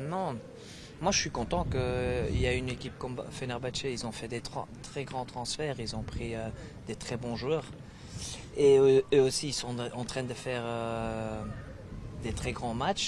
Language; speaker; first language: French; non-native, fluent; Dutch